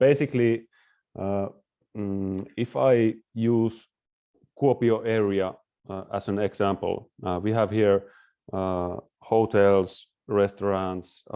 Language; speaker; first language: English; non-native, fluent; Finnish